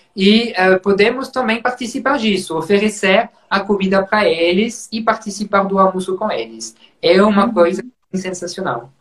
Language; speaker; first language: Portuguese; non-native, fluent; French